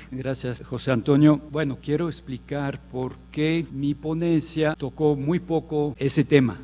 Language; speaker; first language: Spanish; non-native, fluent; French